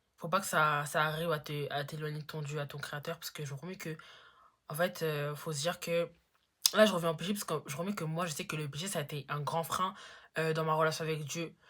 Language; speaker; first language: French; native; French